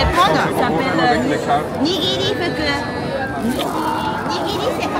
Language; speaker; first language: French; non-native, learner; Japanese